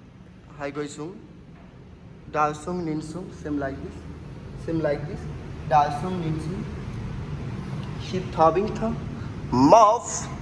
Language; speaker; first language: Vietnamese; non-native, learner; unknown